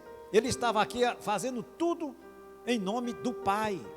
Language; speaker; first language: Portuguese; native; Portuguese